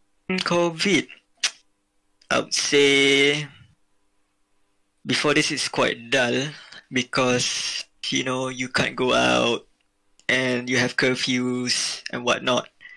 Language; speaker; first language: English; non-native, local second language; Malay